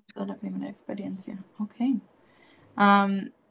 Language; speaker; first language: Spanish; early bilingual, heritage; Spanish